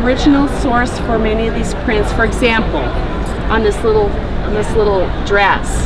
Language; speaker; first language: English; native; English